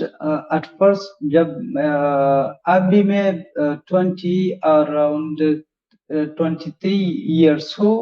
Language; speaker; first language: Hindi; non-native, learner; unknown